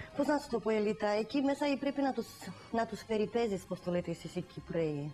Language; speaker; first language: Greek; non-native, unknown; Romanian